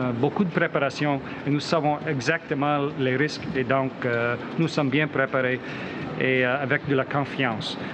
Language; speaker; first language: French; non-native, learner; English